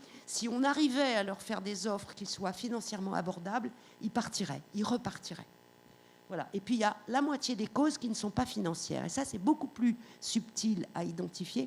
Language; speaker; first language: French; native; French